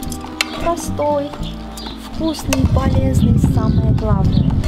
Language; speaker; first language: Russian; non-native, local second language; Armenian